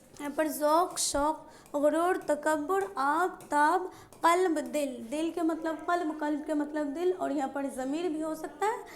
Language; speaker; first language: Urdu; native; Urdu